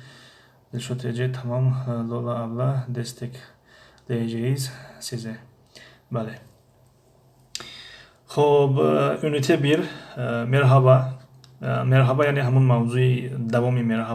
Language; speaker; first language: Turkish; non-native, fluent; Tajik